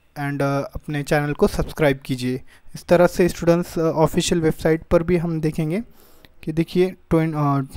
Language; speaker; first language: Hindi; native; Hindi